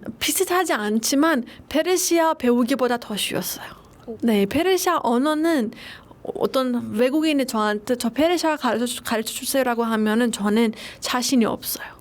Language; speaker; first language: Korean; non-native, fluent; Persian